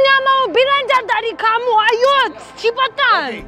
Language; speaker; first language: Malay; non-native, learner; Russian